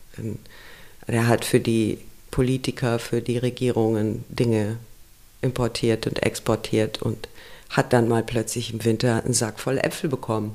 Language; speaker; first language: German; early bilingual, other home language; Romanian